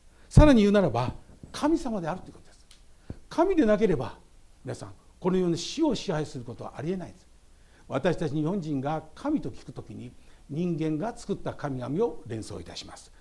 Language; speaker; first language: Japanese; native; Japanese